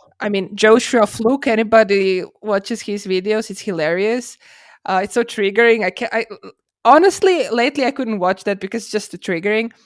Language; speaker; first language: English; non-native, fluent; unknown